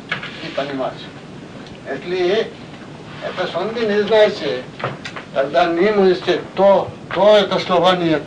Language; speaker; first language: Russian; non-native, learner; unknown